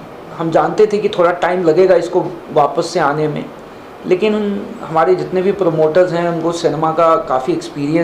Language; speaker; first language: Hindi; native; Hindi